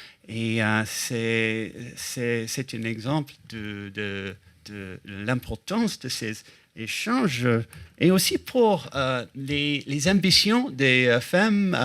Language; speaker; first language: French; non-native, fluent; English